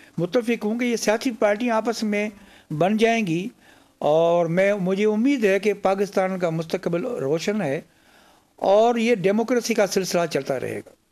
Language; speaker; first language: Urdu; non-native, local second language; Sindhi